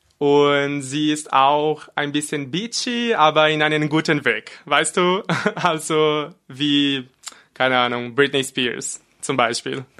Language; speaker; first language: German; non-native, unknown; Portuguese